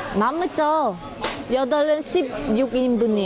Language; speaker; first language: Korean; non-native, fluent; Khmer